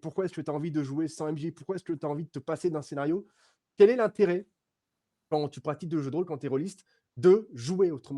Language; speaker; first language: French; native; French